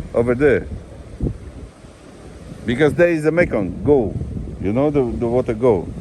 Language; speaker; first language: English; non-native, learner; Polish